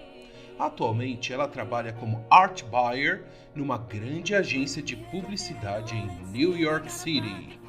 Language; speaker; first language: Portuguese; native; Portuguese